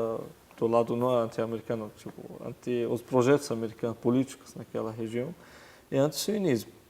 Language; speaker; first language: Portuguese; non-native, fluent; Arabic